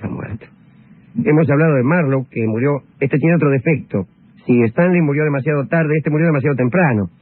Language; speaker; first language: Spanish; native; Spanish